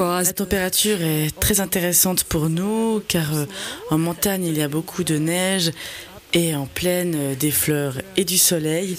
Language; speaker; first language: French; non-native, learner; Ukrainian